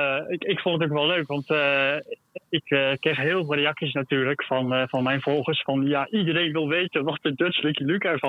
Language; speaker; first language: Dutch; native; Dutch